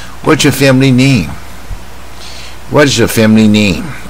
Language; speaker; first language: English; non-native, fluent; Chinese